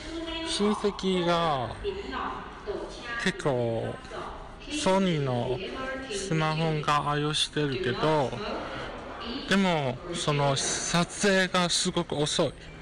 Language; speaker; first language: Japanese; non-native, fluent; Chinese